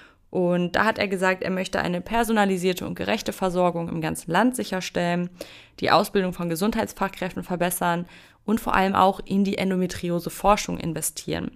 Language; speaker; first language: German; native; German